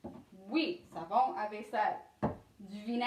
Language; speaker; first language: French; non-native, learner; English